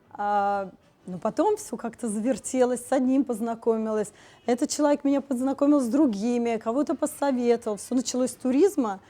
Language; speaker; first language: Russian; native; Russian